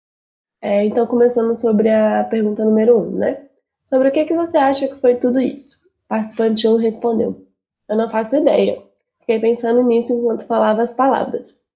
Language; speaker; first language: Portuguese; native; Portuguese